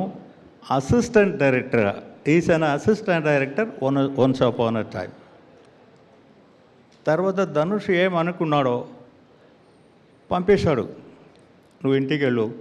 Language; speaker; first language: Telugu; non-native, learner; Tamil